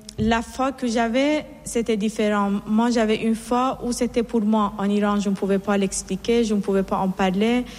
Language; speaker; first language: French; non-native, fluent; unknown